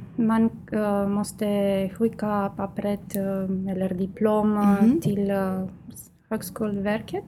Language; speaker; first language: Swedish; non-native, learner; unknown